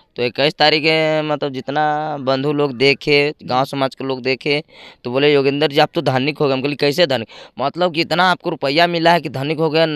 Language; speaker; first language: Hindi; native; Hindi